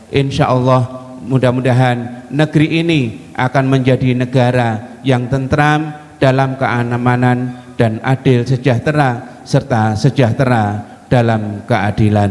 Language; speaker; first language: Indonesian; native; Indonesian